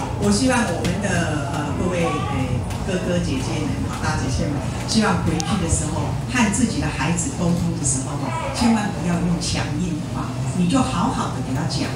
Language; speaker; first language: Chinese; non-native, local second language; Hakka Chinese